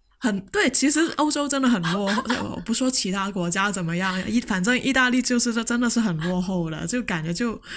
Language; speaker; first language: Chinese; non-native, local second language; Cantonese